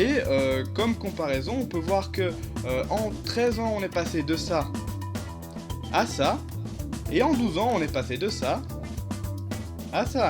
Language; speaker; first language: French; native; French